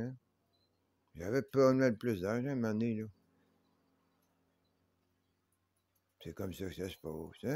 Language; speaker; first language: French; native; French